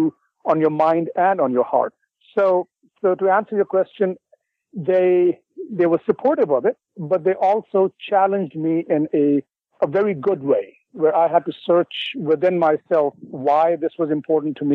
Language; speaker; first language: English; non-native, local second language; Urdu